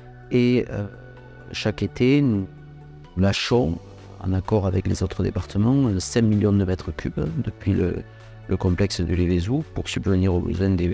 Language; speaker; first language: French; native; French